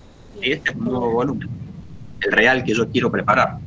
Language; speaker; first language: Spanish; native; Spanish